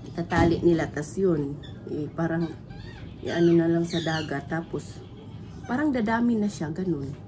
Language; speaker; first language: Filipino; non-native, local second language; Cebuano